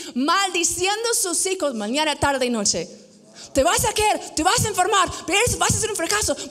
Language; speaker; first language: Spanish; non-native, fluent; English